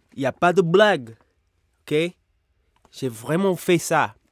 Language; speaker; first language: French; non-native, learner; English